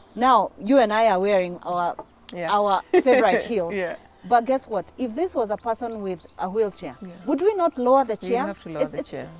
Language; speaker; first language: English; non-native, local second language; Kikuyu